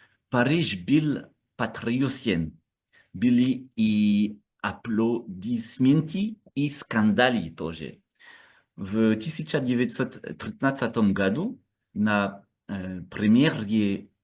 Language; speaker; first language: Russian; non-native, learner; French